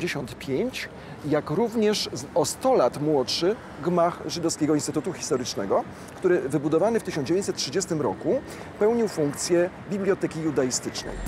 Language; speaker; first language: Polish; native; Polish